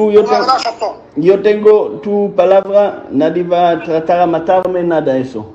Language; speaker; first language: Spanish; non-native, learner; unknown